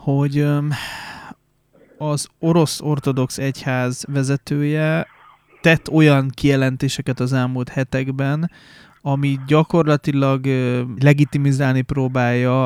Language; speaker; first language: Hungarian; native; Hungarian